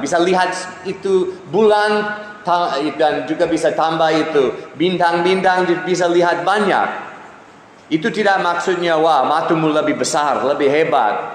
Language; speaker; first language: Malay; non-native, fluent; English